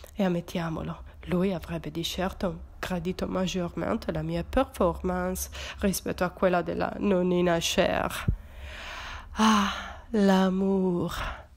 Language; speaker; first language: Italian; native; Italian